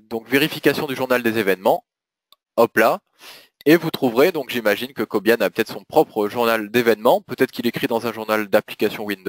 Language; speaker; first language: French; native; French